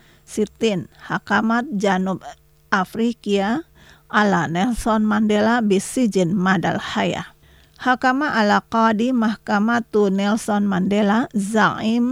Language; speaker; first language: Arabic; non-native, fluent; Indonesian